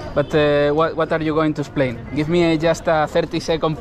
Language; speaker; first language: English; non-native, learner; Spanish